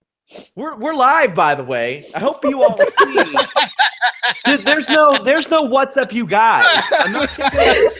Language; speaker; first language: English; native; English